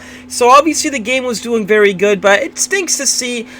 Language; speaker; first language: English; native; English